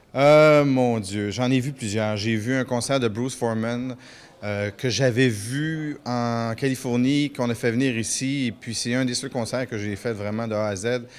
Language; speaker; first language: French; native; French